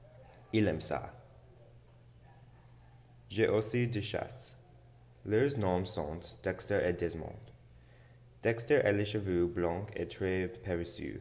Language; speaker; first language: French; non-native, learner; English